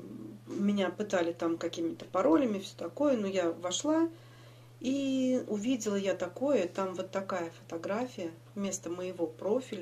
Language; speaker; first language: Russian; native; Russian